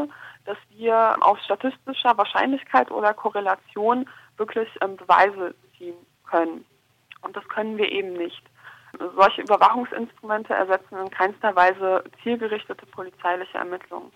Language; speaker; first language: German; native; German